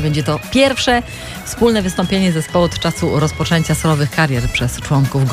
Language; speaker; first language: Polish; native; Polish